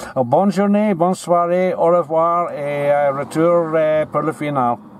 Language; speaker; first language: French; non-native, learner; English